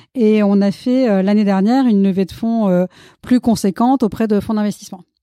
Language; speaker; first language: French; non-native, fluent; Malayalam